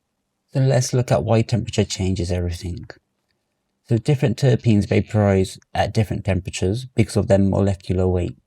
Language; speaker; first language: English; native; English